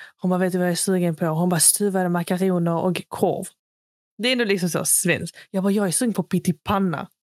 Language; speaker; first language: Swedish; early bilingual, other home language; Arabic